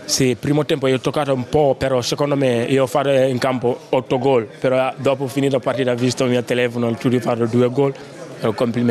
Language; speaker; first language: Italian; non-native, learner; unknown